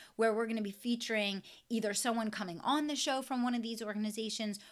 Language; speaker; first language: English; native; English